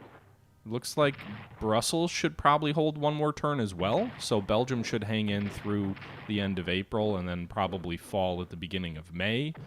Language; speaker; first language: English; native; English